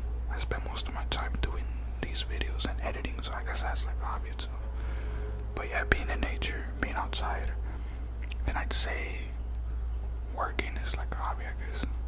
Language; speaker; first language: English; early bilingual, other home language; Spanish